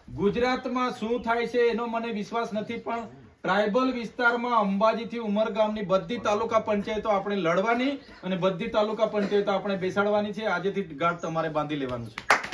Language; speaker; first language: Gujarati; native; Gujarati